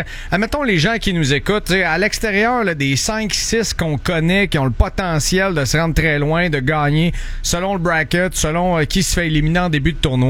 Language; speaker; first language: French; native; French